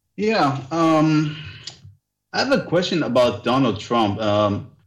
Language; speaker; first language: English; non-native, learner; Arabic